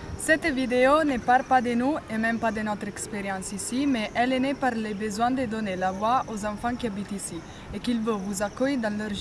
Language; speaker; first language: French; non-native, fluent; Italian